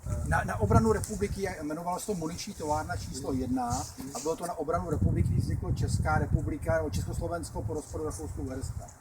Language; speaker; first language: Czech; native; Czech